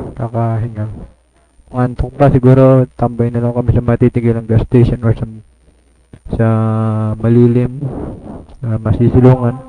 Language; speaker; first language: Filipino; native; Filipino